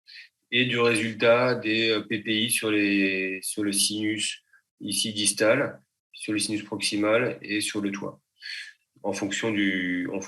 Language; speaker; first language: French; native; French